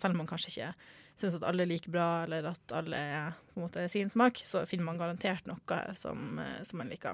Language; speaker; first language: Norwegian; native; Norwegian